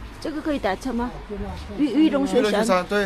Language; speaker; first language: Chinese; non-native, learner; Korean